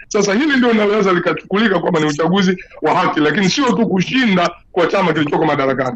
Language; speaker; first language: Swahili; native; Swahili